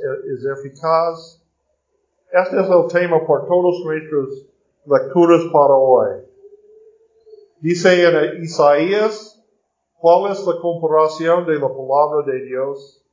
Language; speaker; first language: Spanish; non-native, learner; English